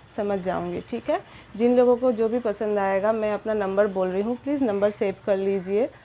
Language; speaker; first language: Hindi; non-native, local second language; Bangla